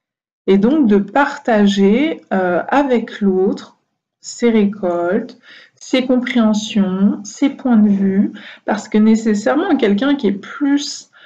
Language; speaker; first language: French; native; French